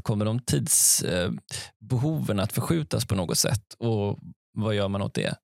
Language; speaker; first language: Swedish; native; Swedish